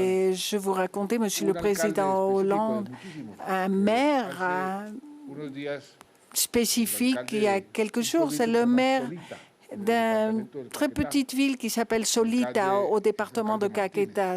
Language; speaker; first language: French; non-native, fluent; Spanish